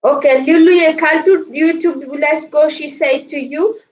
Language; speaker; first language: English; non-native, learner; Amharic